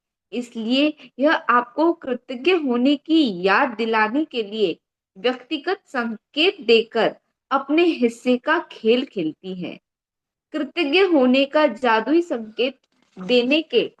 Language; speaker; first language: Hindi; native; Hindi